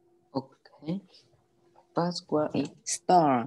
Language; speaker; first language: English; non-native, learner; Vietnamese